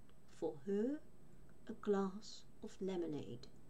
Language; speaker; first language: English; non-native, fluent; Dutch